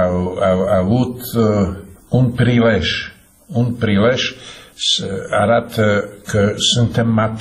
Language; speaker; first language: Romanian; non-native, fluent; Czech